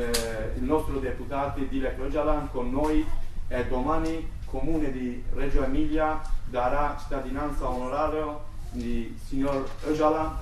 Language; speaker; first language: Italian; non-native, learner; Turkish